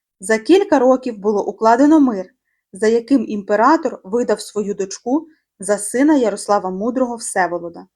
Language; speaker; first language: Ukrainian; native; Ukrainian